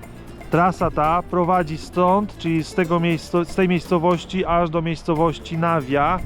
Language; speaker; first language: Polish; native; Polish